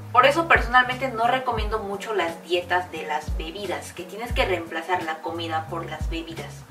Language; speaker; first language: Spanish; non-native, fluent; Korean